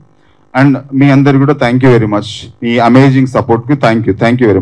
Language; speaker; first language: Telugu; native; Telugu